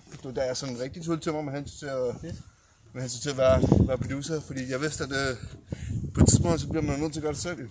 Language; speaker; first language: Danish; early bilingual, other home language; English